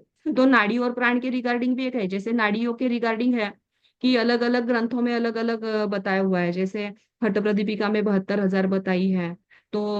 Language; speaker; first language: Hindi; native; Hindi